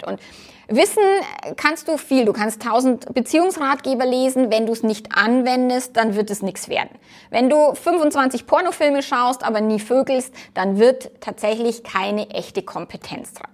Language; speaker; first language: German; native; German